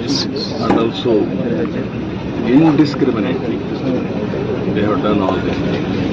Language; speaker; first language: English; non-native, local second language; Telugu